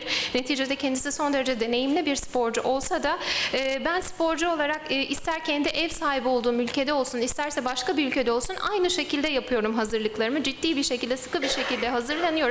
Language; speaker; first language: Turkish; native; Turkish